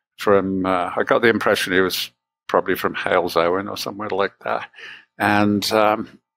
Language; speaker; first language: English; native; English